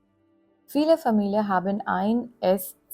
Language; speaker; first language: German; non-native, fluent; Gujarati